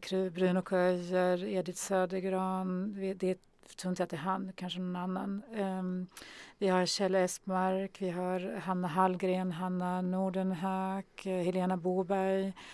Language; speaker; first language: Swedish; early bilingual, other home language; Arabic